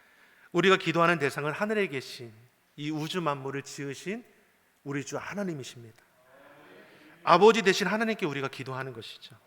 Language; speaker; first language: Korean; native; Korean